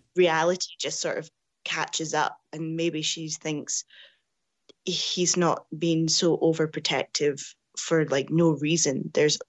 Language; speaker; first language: English; native; English